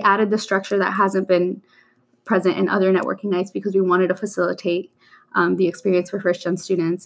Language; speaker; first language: English; native; English